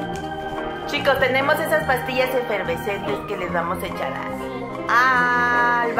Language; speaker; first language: Spanish; native; Spanish